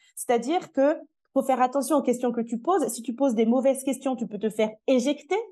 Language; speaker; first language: French; native; French